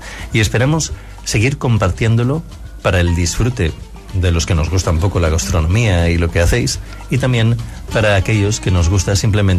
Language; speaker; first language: Spanish; native; Spanish